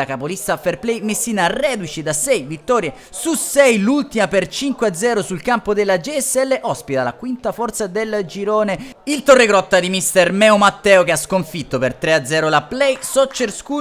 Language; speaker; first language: Italian; native; Italian